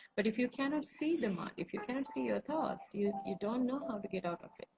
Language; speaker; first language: English; non-native, local second language; Sinhala